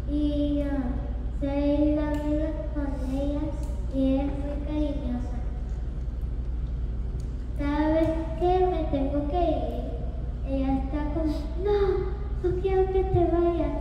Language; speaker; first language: Spanish; early bilingual, other home language; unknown